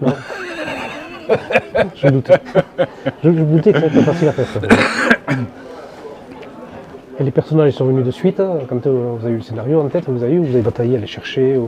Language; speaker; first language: French; native; French